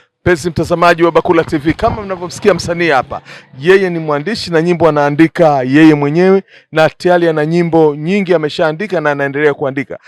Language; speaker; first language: Swahili; native; Swahili